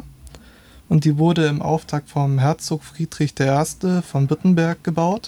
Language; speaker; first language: German; native; German